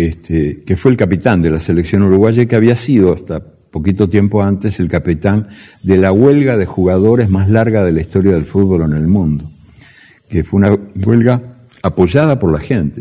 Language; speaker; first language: Spanish; native; Spanish